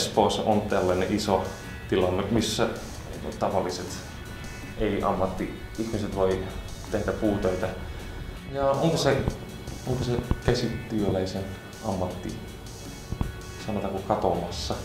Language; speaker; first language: Finnish; non-native, fluent; Dutch